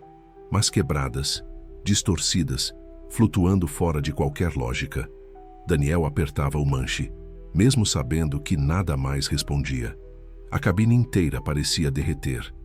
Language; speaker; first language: Portuguese; native; Portuguese